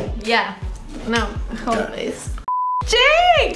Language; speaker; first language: English; non-native, fluent; Spanish